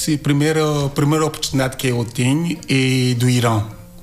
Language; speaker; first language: Portuguese; non-native, learner; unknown